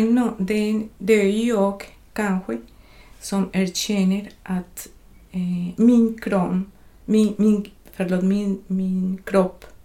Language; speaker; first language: Swedish; non-native, fluent; Spanish